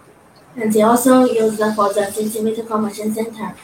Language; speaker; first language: English; non-native, learner; Chinese